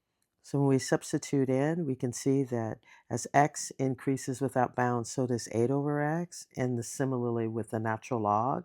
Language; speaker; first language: English; native; English